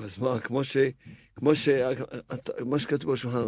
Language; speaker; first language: Hebrew; non-native, fluent; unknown